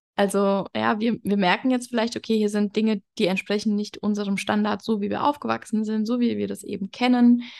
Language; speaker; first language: German; native; German